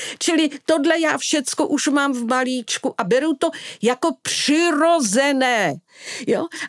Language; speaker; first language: Czech; non-native, fluent; Italian